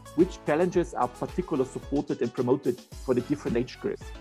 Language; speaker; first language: English; non-native, fluent; German